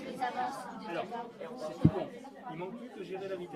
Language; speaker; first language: French; native; French